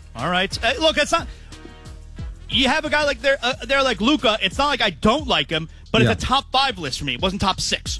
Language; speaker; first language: English; native; English